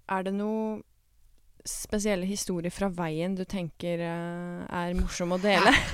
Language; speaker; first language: Norwegian; native; Norwegian